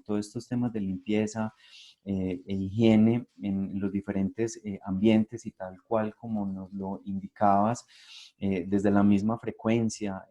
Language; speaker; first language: Spanish; native; Spanish